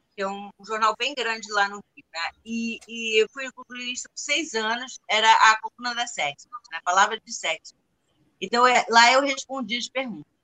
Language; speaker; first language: Portuguese; non-native, fluent; English